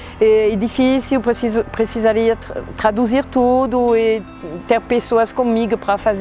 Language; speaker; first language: Portuguese; non-native, fluent; French